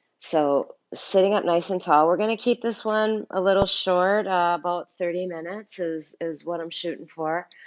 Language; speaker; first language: English; native; English